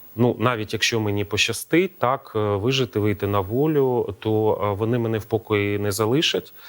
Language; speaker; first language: Ukrainian; native; Ukrainian